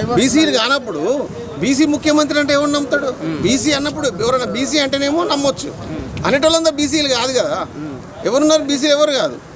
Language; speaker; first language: Telugu; native; Telugu